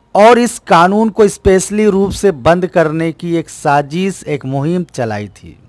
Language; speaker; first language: Hindi; native; Hindi